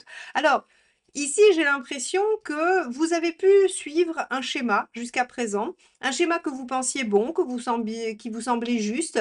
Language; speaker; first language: French; native; French